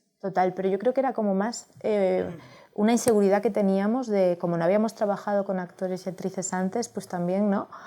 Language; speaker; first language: Spanish; native; Spanish